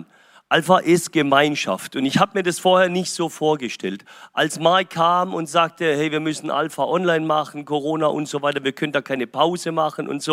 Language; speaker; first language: German; native; German